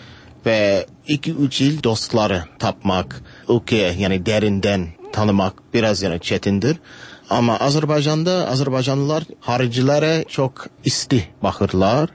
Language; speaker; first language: Turkish; non-native, learner; English